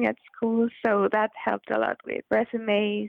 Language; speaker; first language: English; non-native, fluent; Finnish